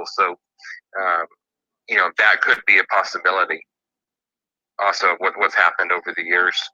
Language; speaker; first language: English; native; English